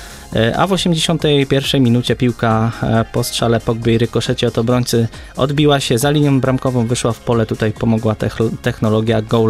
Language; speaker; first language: Polish; native; Polish